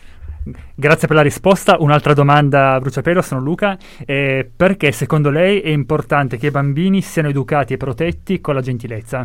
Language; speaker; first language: Italian; native; Italian